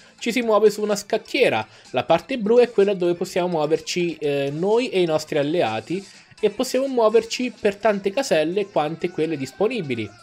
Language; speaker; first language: Italian; native; Italian